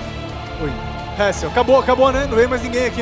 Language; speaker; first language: Portuguese; native; Portuguese